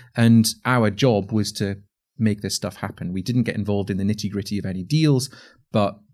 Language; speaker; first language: English; native; English